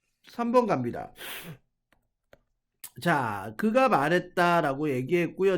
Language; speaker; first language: Korean; native; Korean